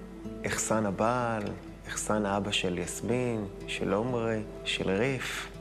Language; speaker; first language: Hebrew; native; Hebrew